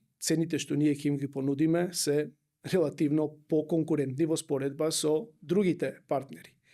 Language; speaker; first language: Macedonian; native; Macedonian